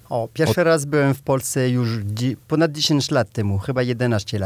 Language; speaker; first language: Polish; non-native, learner; French